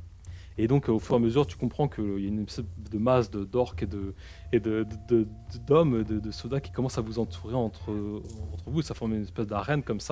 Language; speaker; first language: French; native; French